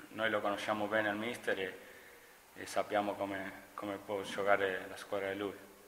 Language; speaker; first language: Italian; non-native, fluent; Spanish